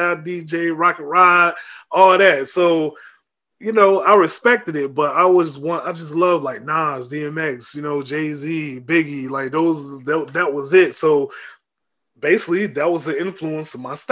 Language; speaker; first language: English; native; English